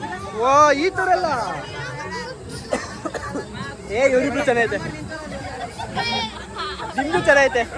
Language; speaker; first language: Kannada; native; Kannada